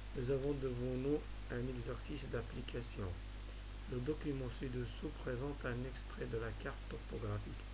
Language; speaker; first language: French; non-native, local second language; Arabic